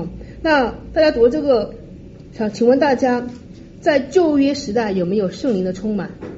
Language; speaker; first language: Chinese; native; Chinese